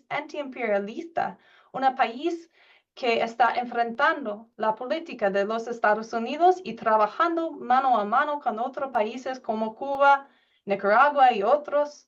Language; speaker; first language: Spanish; non-native, learner; English